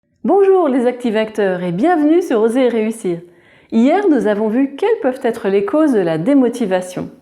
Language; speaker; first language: French; native; French